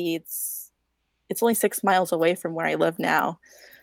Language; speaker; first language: English; native; English